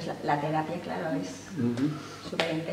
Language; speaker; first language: Spanish; native; Spanish